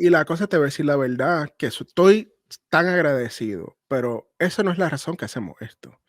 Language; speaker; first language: Spanish; early bilingual, heritage; Spanish